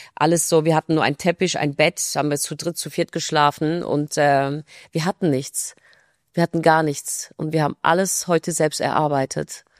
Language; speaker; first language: German; non-native, fluent; Turkish